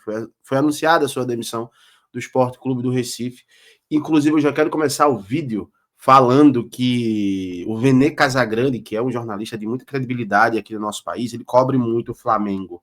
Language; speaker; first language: Portuguese; native; Portuguese